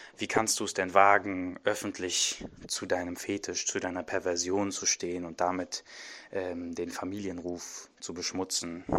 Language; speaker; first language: German; early bilingual, other home language; Arabic